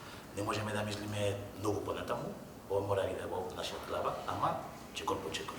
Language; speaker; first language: Macedonian; non-native, fluent; Spanish